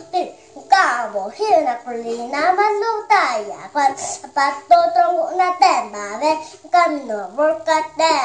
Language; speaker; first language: Spanish; non-native, learner; Korean